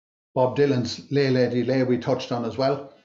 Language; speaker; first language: English; native; English